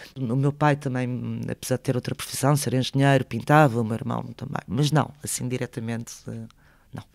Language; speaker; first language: Portuguese; early bilingual, other home language; Spanish